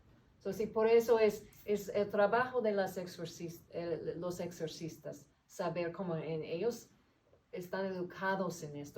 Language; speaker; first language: Spanish; non-native, learner; English